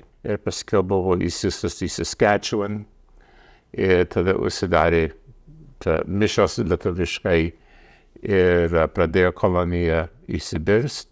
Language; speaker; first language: Lithuanian; early bilingual, heritage; Lithuanian